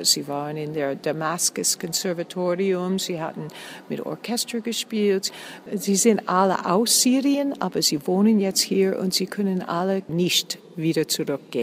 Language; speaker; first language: German; non-native, fluent; English